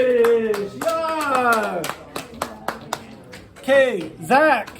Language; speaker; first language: German; non-native, fluent; English